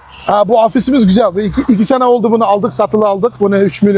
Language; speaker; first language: Turkish; non-native, learner; Uyghur